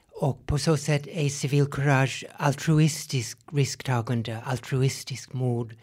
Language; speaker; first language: Swedish; non-native, fluent; English